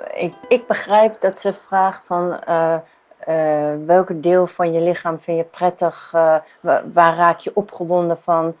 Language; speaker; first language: Dutch; non-native, fluent; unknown